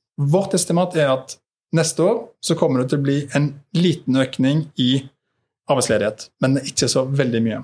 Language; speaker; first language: Norwegian; native; Norwegian